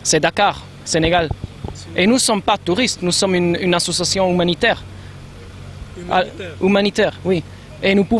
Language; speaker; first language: French; non-native, learner; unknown